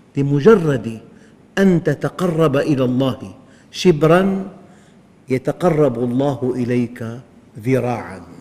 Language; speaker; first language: Arabic; native; Arabic